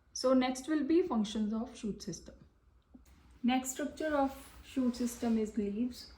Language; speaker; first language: English; non-native, local second language; Punjabi